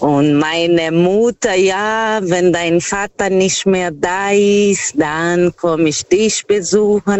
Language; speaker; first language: German; non-native, learner; Portuguese